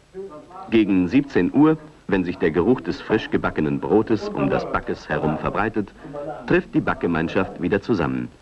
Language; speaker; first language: German; native; German